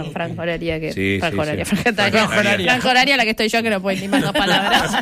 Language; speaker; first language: Spanish; native; Spanish